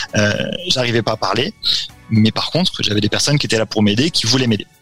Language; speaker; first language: French; native; French